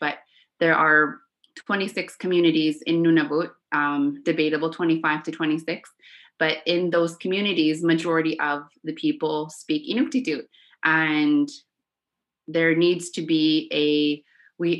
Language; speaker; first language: English; non-native, fluent; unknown